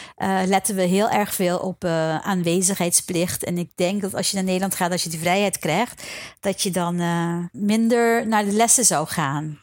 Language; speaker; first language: Dutch; non-native, local second language; Papiamento